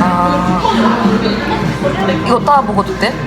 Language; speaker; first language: Korean; non-native, fluent; Japanese